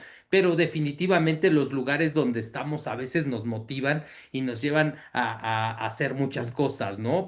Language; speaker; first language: Spanish; native; Spanish